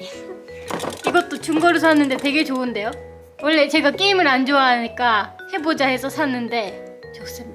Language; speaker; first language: Korean; non-native, fluent; Turkish